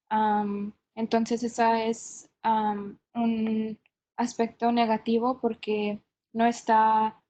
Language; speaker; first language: Spanish; non-native, learner; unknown